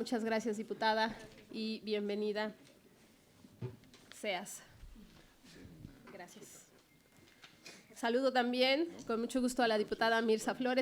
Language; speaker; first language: Spanish; native; Spanish